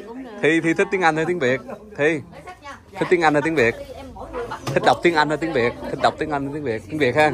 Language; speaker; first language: Vietnamese; early bilingual, heritage; Vietnamese